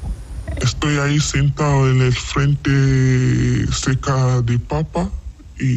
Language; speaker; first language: Spanish; non-native, learner; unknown